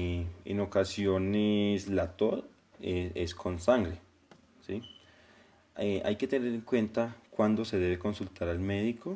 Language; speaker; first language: Spanish; native; Spanish